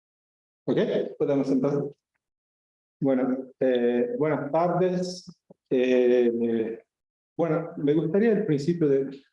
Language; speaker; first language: Spanish; non-native, fluent; Portuguese